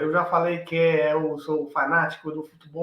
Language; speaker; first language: Portuguese; non-native, fluent; Italian